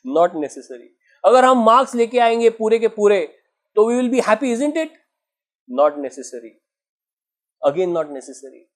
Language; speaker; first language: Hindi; non-native, local second language; Marathi